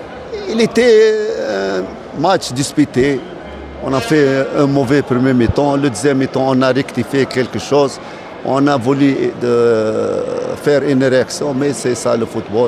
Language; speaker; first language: French; non-native, fluent; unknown